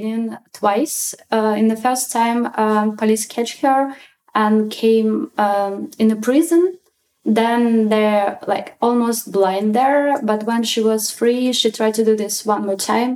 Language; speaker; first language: English; non-native, learner; Russian